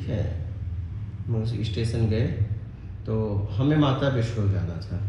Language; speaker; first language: Hindi; native; Hindi